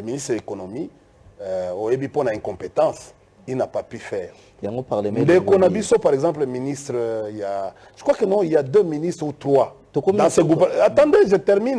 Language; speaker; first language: French; non-native, local second language; Lingala